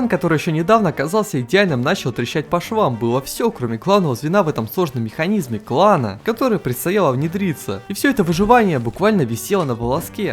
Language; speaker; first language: Russian; native; Russian